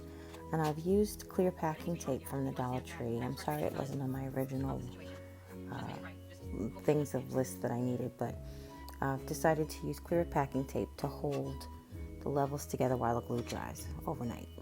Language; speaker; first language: English; native; English